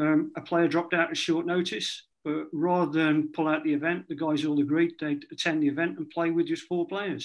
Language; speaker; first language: English; native; English